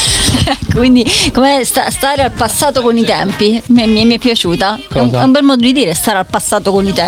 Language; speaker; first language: Italian; native; Italian